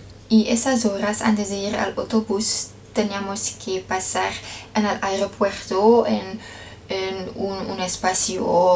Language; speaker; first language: Spanish; non-native, learner; Dutch